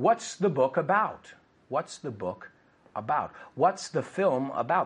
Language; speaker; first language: English; non-native, fluent; Spanish